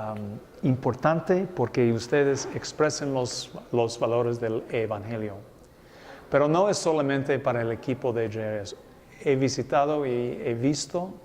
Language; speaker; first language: Spanish; non-native, fluent; English